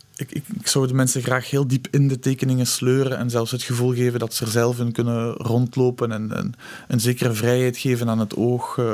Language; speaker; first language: Dutch; native; Dutch